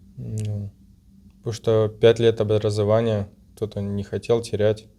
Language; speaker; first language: Russian; native; Russian